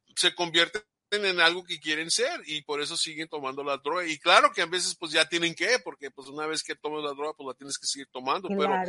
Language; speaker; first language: Spanish; early bilingual, heritage; Spanish